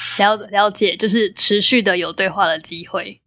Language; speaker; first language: Chinese; native; Chinese